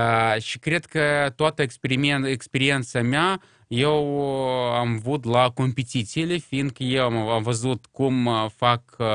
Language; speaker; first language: Romanian; non-native, local second language; Russian